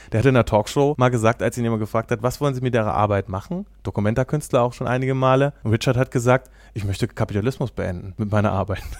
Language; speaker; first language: German; native; German